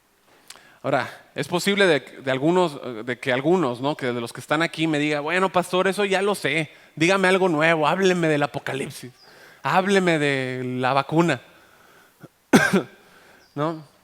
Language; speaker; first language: Spanish; native; Spanish